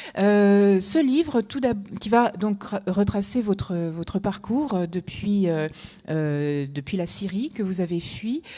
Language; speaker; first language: French; native; French